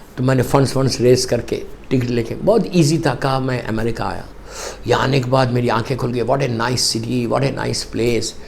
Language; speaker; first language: Urdu; native; Urdu